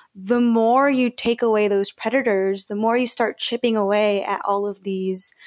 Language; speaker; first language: English; early bilingual, other home language; Spanish